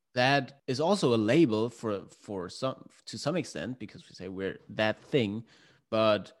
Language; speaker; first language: English; non-native, fluent; German